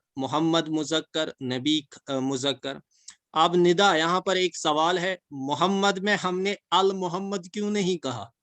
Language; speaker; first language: Urdu; non-native, local second language; Kashmiri